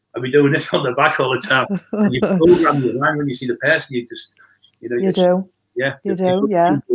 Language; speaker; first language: English; native; English